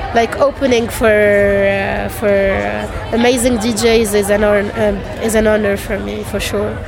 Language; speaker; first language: English; non-native, fluent; Arabic